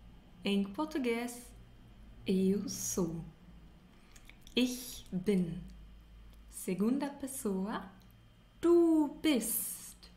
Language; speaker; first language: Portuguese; non-native, fluent; German